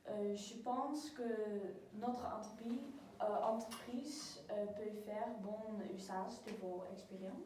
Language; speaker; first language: French; non-native, learner; Dutch